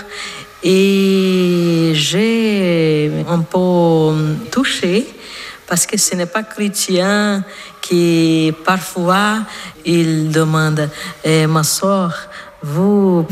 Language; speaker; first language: French; non-native, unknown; Portuguese